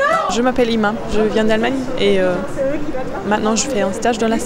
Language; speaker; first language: French; non-native, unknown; German